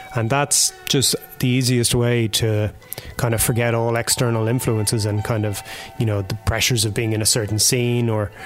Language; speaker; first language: English; native; English